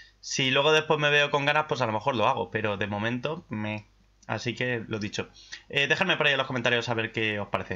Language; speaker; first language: Spanish; native; Spanish